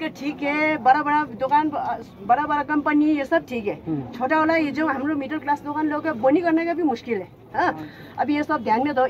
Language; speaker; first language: Hindi; non-native, local second language; Nepali